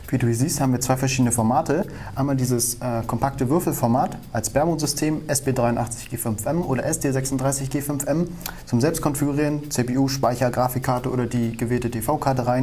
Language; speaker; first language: German; native; German